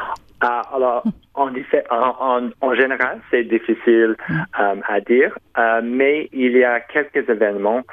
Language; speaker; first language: French; non-native, local second language; English